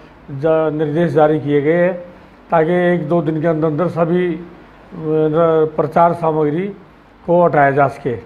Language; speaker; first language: Hindi; native; Hindi